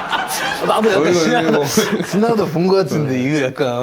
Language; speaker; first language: Korean; early bilingual, other home language; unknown